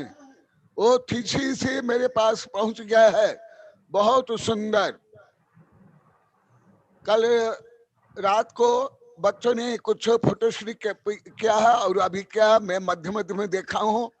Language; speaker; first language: Hindi; native; Hindi